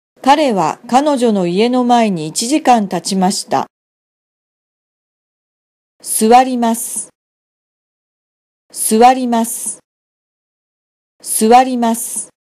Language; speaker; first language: Japanese; non-native, fluent; Vietnamese